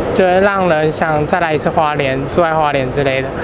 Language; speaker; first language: Chinese; native; Chinese